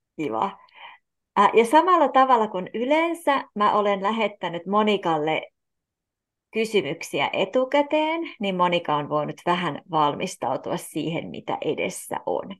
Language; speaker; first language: Finnish; native; Finnish